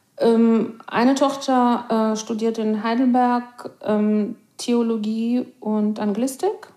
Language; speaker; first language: German; non-native, fluent; Russian